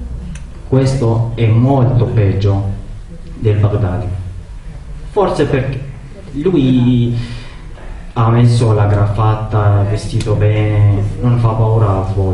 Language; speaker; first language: Italian; non-native, learner; Arabic